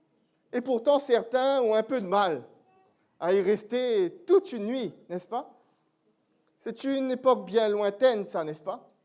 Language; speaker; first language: French; native; French